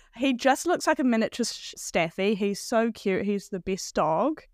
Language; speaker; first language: English; native; English